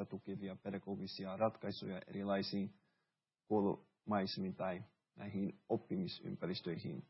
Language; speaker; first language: Finnish; early bilingual, heritage; Finnish